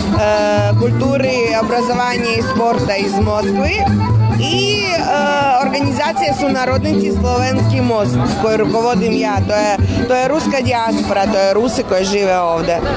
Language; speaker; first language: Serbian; non-native, fluent; Russian